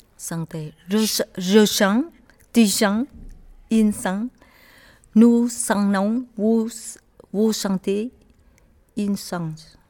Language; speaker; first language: French; non-native, learner; Vietnamese